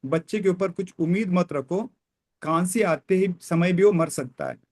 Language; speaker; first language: Hindi; non-native, local second language; Kannada